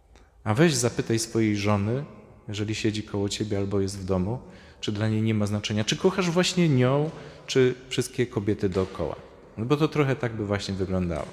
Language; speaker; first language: Polish; native; Polish